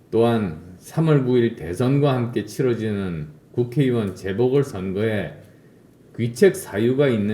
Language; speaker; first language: Korean; native; Korean